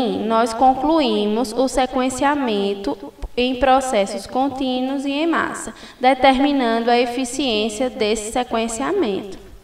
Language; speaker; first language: Portuguese; native; Portuguese